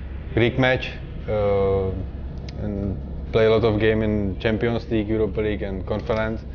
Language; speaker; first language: English; non-native, learner; Czech